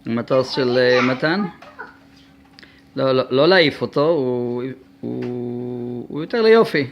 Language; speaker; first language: Hebrew; native; Hebrew